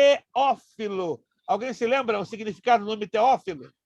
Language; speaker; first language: Portuguese; native; Portuguese